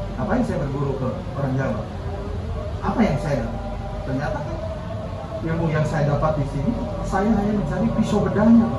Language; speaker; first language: Indonesian; non-native, local second language; Sundanese